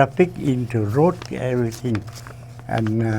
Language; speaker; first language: English; non-native, learner; Vietnamese